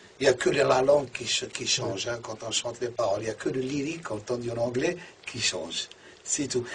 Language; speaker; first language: French; non-native, local second language; Arabic